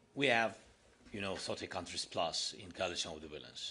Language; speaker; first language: English; non-native, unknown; Ukrainian